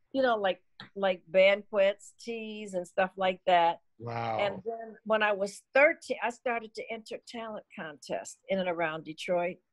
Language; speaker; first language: English; native; English